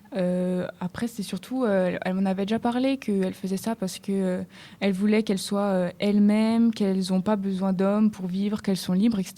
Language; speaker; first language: French; native; French